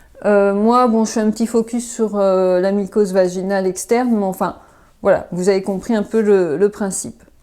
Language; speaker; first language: French; native; French